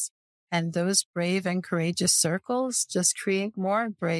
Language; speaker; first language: English; native; English